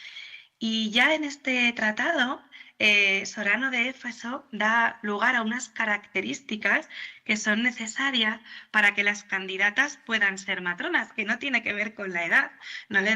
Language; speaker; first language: Spanish; native; Spanish